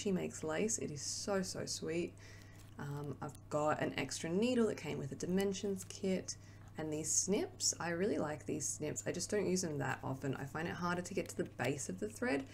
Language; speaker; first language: English; native; English